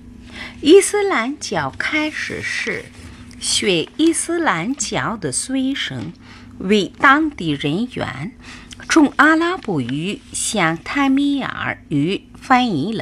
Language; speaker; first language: Chinese; non-native, fluent; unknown